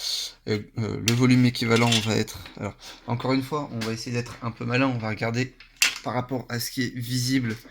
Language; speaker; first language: French; native; French